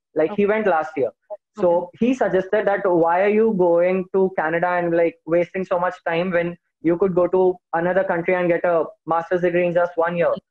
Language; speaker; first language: English; non-native, local second language; Hindi